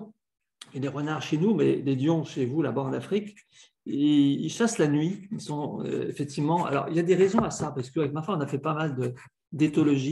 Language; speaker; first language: French; native; French